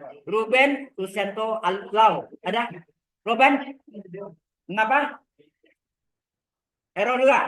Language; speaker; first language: Indonesian; native; Indonesian